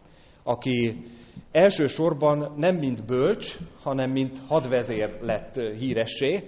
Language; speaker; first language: Hungarian; native; Hungarian